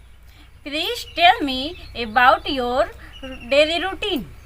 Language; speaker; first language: English; non-native, learner; Hindi